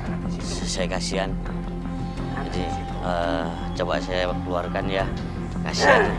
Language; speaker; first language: Indonesian; native; Indonesian